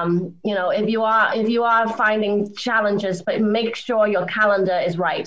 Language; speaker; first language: English; native; English